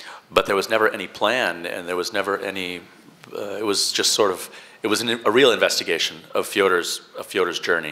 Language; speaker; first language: English; native; English